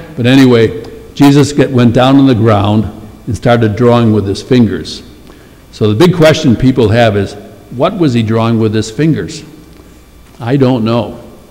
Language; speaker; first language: English; native; English